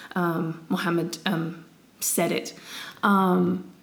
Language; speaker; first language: English; early bilingual, heritage; Arabic